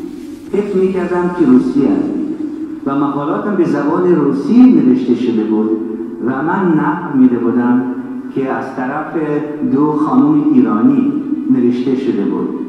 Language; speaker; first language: Persian; non-native, fluent; Russian